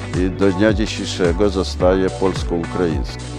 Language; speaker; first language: Polish; non-native, learner; Ukrainian